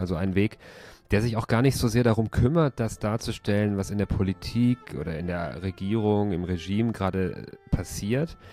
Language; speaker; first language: German; native; German